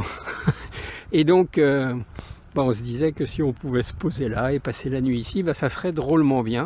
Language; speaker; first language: French; native; French